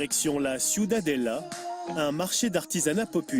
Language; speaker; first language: French; native; French